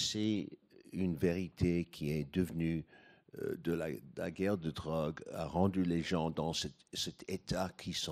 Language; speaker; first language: French; non-native, fluent; English